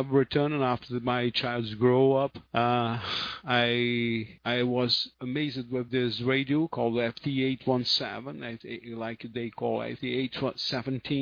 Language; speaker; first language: English; non-native, learner; Portuguese